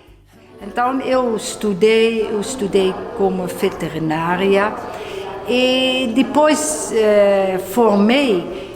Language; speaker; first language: Portuguese; non-native, fluent; Dutch